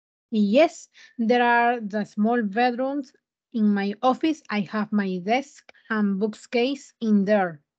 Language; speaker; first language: English; non-native, learner; Spanish